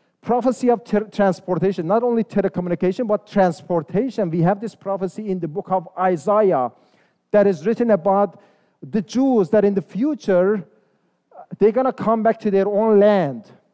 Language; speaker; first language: English; non-native, fluent; Persian